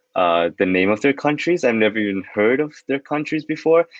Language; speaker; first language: English; non-native, fluent; Thai